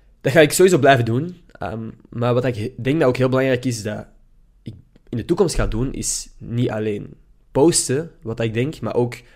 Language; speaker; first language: Dutch; native; Dutch